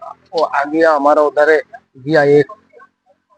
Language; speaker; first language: Hindi; non-native, learner; Bangla